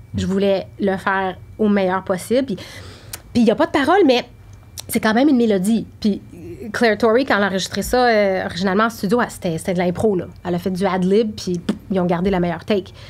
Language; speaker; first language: French; native; French